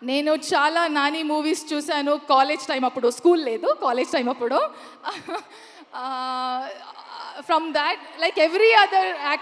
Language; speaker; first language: Telugu; non-native, learner; Kannada